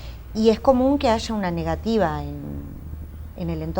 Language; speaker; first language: Spanish; native; Spanish